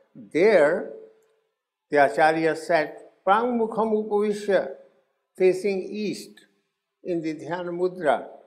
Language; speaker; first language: English; non-native, local second language; Hindi